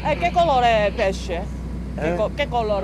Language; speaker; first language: Italian; non-native, learner; Korean